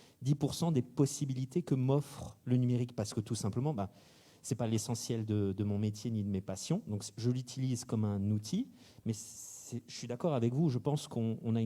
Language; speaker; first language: French; native; French